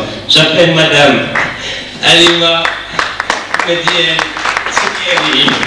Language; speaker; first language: French; non-native, local second language; Arabic